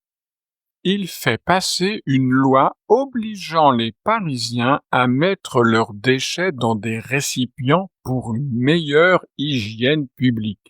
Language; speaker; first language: French; native; French